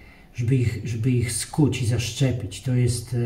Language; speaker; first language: Polish; native; Polish